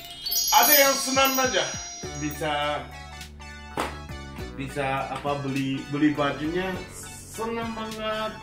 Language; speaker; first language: Indonesian; non-native, fluent; Japanese